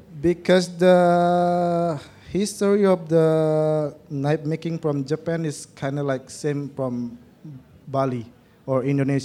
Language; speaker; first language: English; non-native, learner; Indonesian